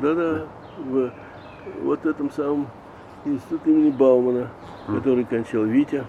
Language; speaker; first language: Russian; native; Russian